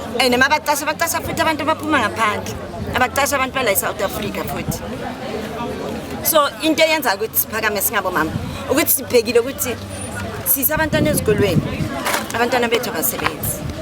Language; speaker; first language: Zulu; native; Zulu